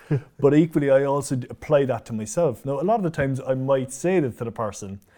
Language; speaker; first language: English; native; English